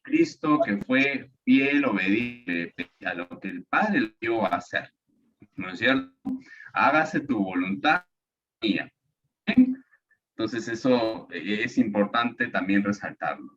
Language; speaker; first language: Spanish; native; Spanish